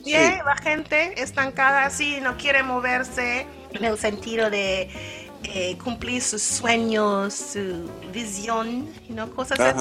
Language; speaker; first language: Spanish; non-native, fluent; English